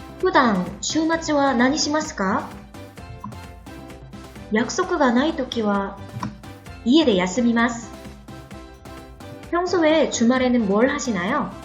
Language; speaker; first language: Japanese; non-native, fluent; Korean